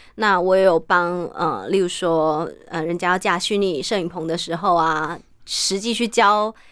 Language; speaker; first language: Chinese; native; Chinese